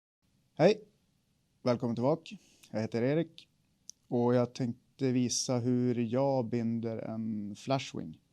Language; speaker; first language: Swedish; native; Swedish